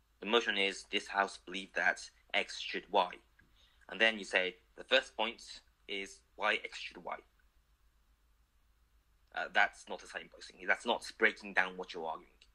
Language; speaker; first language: English; non-native, fluent; Japanese